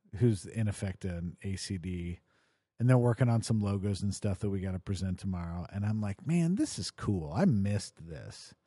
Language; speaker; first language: English; native; English